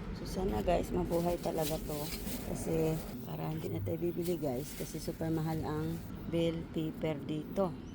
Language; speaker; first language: Filipino; non-native, local second language; Cebuano